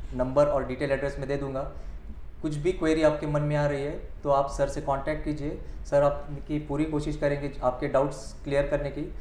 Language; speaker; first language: Hindi; non-native, local second language; Marathi